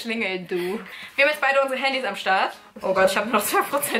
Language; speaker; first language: German; native; German